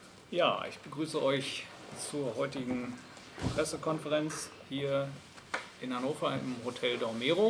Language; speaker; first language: German; native; German